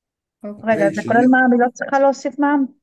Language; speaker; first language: Hebrew; native; Hebrew